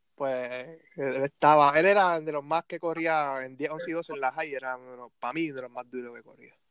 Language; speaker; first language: Spanish; native; Spanish